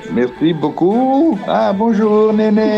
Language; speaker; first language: French; non-native, fluent; Dutch